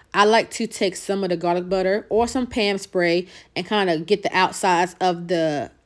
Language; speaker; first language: English; native; English